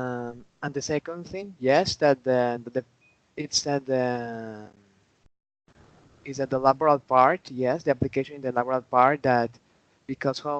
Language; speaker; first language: English; non-native, learner; Spanish